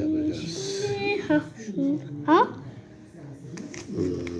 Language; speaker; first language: Turkish; early bilingual, heritage; Turkish